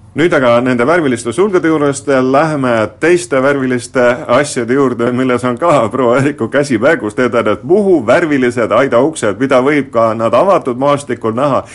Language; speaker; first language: Estonian; native; Estonian